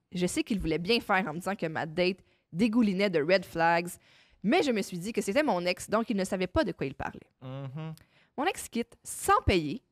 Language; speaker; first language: French; native; French